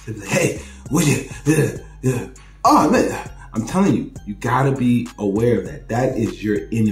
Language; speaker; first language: English; native; English